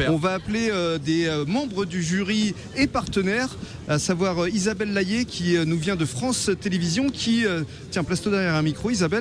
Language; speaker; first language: French; native; French